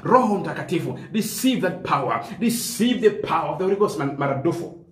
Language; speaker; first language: English; non-native, local second language; Swahili